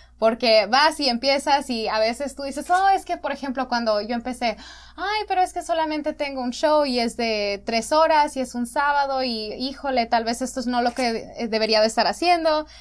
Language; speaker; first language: Spanish; early bilingual, other home language; English